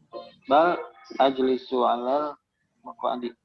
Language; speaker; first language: Arabic; non-native, learner; Indonesian